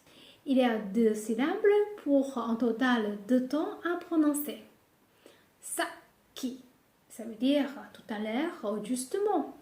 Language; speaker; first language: French; non-native, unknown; Japanese